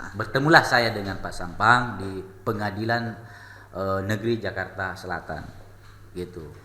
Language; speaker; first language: Indonesian; non-native, local second language; Buginese